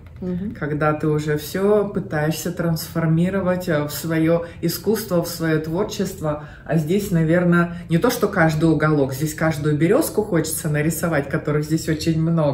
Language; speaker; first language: Russian; native; Russian